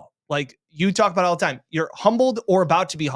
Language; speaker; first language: English; native; English